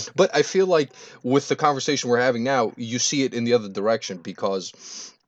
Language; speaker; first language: English; early bilingual, other home language; Albanian